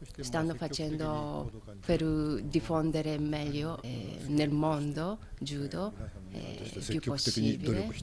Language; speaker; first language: Italian; non-native, learner; Japanese